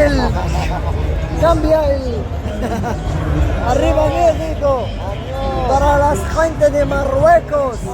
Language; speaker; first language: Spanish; non-native, learner; Arabic